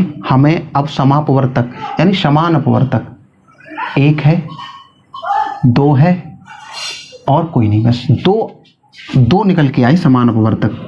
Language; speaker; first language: Hindi; native; Hindi